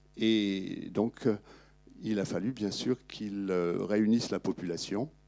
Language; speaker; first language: French; native; French